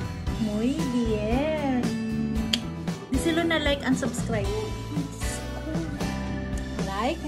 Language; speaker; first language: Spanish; non-native, learner; Cebuano